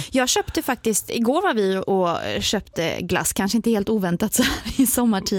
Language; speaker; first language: Swedish; native; Swedish